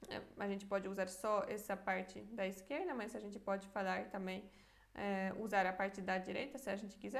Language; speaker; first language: Portuguese; non-native, fluent; Polish